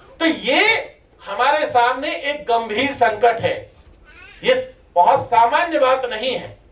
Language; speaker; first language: Hindi; non-native, local second language; Rajasthani